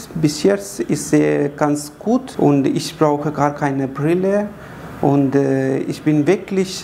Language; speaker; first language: German; non-native, learner; Hindi